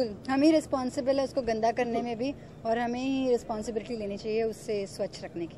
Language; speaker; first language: Hindi; native; Hindi